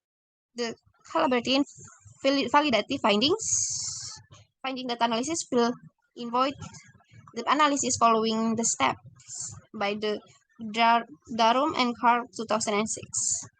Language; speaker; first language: English; non-native, learner; Indonesian